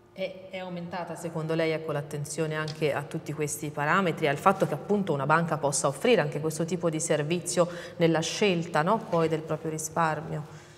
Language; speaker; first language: Italian; native; Italian